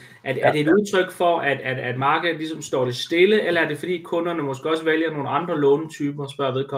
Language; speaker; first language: Danish; native; Danish